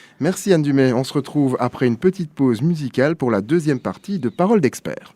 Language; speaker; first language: French; native; French